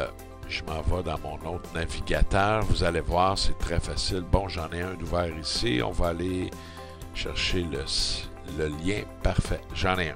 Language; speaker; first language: French; native; French